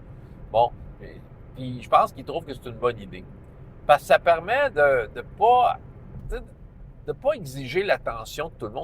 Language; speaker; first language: French; native; French